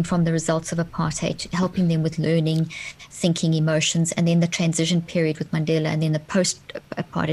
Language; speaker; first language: English; native; English